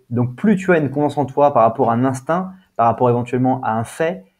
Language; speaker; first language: French; native; French